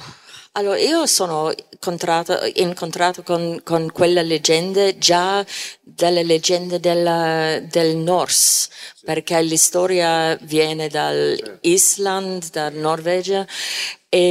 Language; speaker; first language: Italian; non-native, fluent; English